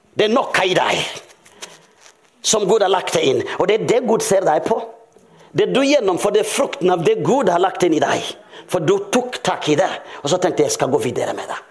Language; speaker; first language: Norwegian; non-native, fluent; Rundi